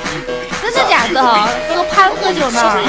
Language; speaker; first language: Chinese; native; Chinese